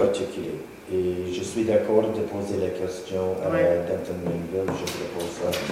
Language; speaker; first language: French; non-native, local second language; English